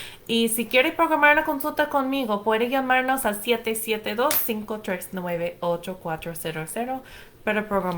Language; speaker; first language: Spanish; non-native, fluent; English